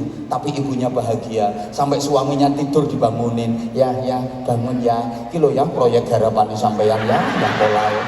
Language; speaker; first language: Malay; non-native, local second language; Javanese